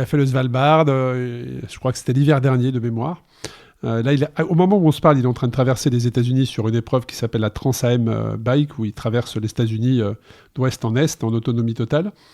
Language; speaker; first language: French; native; French